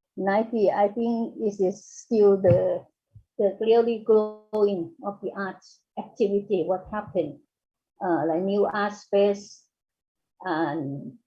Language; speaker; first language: English; non-native, fluent; Thai